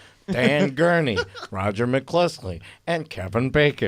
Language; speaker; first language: English; native; English